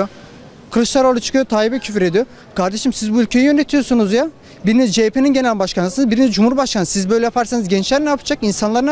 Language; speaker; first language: Turkish; native; Turkish